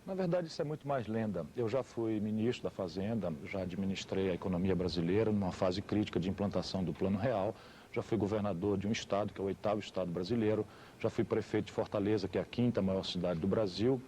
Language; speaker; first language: Portuguese; native; Portuguese